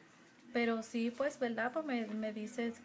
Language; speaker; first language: Spanish; early bilingual, heritage; Spanish